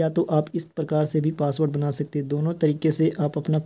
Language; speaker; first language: Hindi; native; Hindi